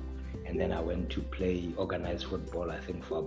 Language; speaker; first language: English; non-native, local second language; Tswana